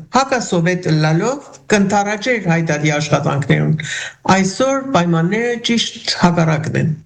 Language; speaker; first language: Armenian; early bilingual, heritage; Armenian